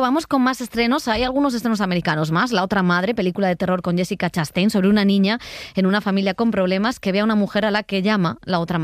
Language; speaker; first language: Spanish; native; Spanish